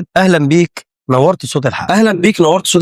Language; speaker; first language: Arabic; native; Arabic